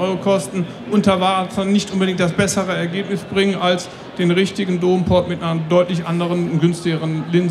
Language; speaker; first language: German; native; German